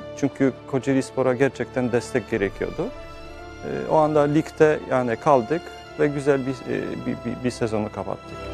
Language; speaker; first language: Turkish; early bilingual, heritage; Turkish